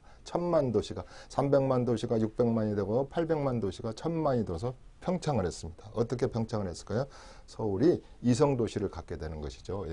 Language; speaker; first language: Korean; native; Korean